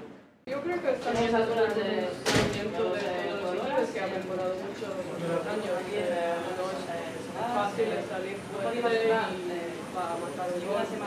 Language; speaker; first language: Spanish; non-native, learner; Norwegian